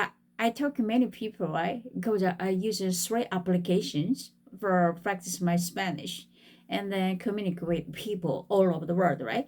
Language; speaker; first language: English; non-native, fluent; Korean